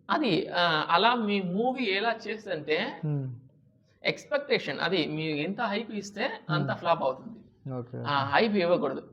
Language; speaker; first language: Telugu; non-native, learner; Tamil